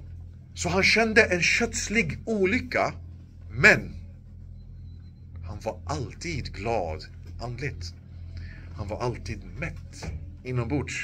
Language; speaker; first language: Swedish; non-native, local second language; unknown